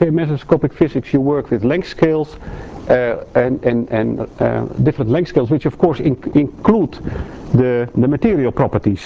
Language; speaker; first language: English; non-native, fluent; Dutch